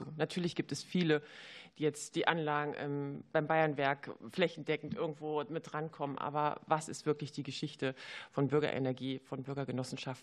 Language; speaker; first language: German; native; German